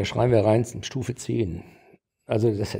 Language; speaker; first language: German; native; German